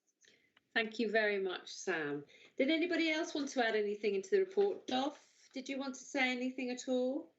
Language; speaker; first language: English; native; English